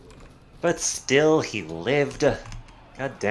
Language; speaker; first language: English; native; English